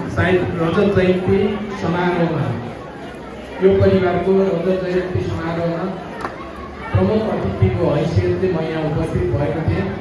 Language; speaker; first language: Nepali; native; Nepali